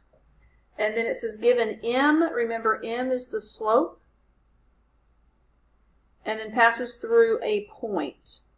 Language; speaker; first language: English; native; English